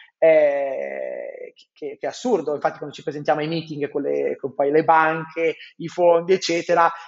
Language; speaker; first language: Italian; native; Italian